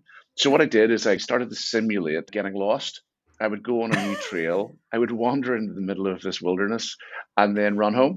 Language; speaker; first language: English; native; English